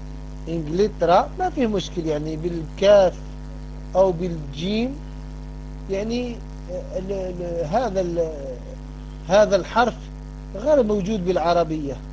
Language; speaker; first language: Arabic; non-native, fluent; French